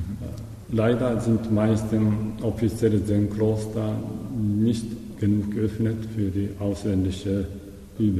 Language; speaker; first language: German; non-native, learner; Japanese